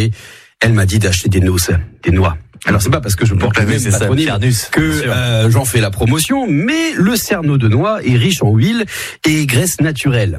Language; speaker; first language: French; native; French